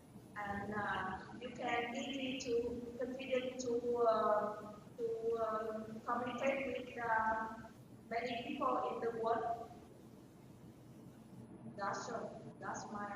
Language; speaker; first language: English; non-native, learner; Vietnamese